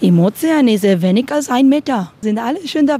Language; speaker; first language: German; non-native, learner; Spanish